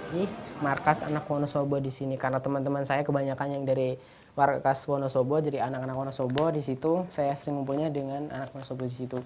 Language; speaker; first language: Indonesian; non-native, local second language; Javanese